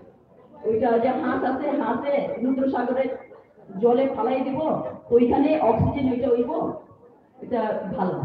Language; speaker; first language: Bangla; non-native, local second language; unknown